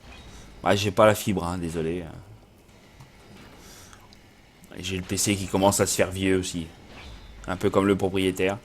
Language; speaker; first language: French; native; French